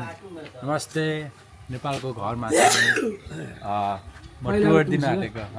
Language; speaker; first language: Nepali; non-native, learner; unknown